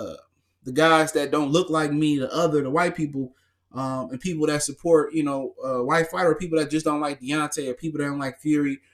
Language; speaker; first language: English; native; English